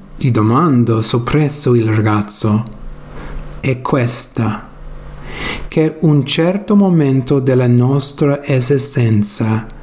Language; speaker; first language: Italian; non-native, learner; English